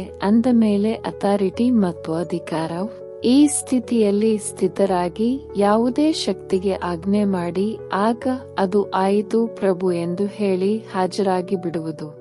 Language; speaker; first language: Kannada; native; Kannada